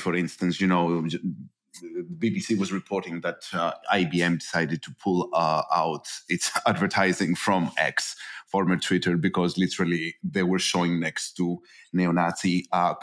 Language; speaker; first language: English; non-native, fluent; Greek